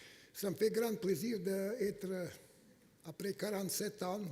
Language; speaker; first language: French; non-native, fluent; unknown